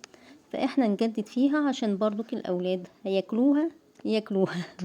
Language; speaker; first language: Arabic; native; Arabic